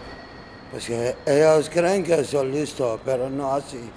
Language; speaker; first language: Spanish; non-native, learner; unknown